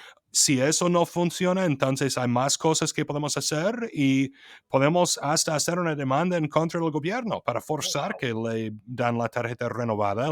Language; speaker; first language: Spanish; non-native, fluent; English